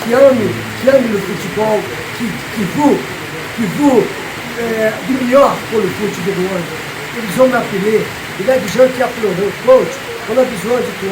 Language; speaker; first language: French; non-native, learner; Portuguese